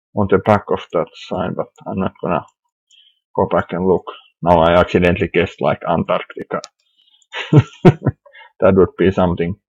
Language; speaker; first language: English; non-native, fluent; Finnish